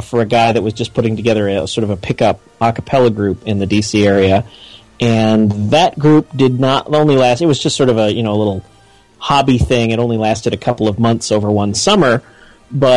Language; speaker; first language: English; native; English